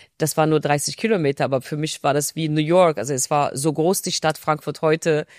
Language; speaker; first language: German; non-native, fluent; Turkish